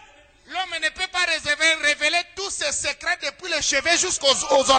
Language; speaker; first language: French; non-native, local second language; Lingala